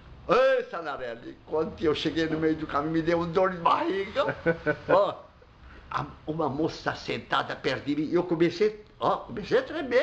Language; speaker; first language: Portuguese; non-native, fluent; Arabic